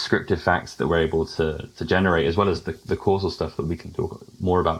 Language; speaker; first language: English; native; English